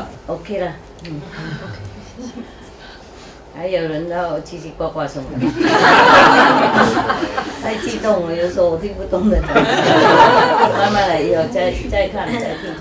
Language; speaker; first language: Chinese; non-native, fluent; Vietnamese